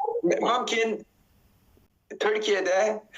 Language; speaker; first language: Turkish; non-native, learner; English